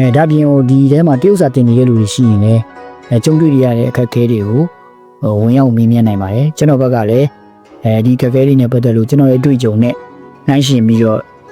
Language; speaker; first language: Burmese; native; Burmese